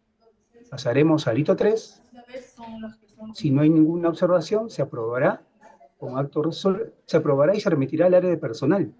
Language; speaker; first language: Spanish; native; Spanish